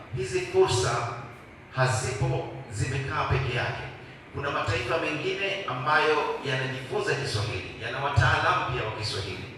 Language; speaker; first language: Swahili; native; Swahili